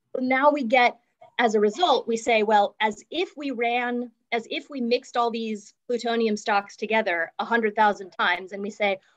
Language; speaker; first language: English; native; English